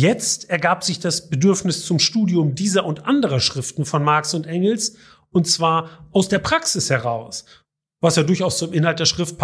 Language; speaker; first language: German; native; German